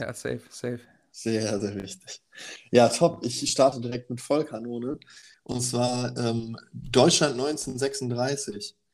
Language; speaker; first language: German; native; German